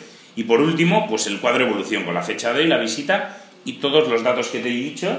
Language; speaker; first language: Spanish; native; Spanish